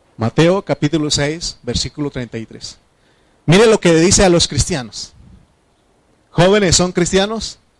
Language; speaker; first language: Spanish; non-native, local second language; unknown